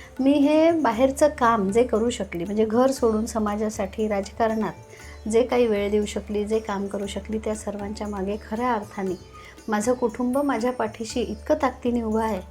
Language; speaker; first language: Marathi; native; Marathi